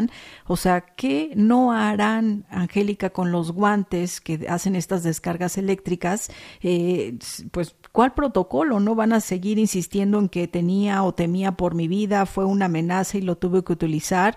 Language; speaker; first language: Spanish; native; Spanish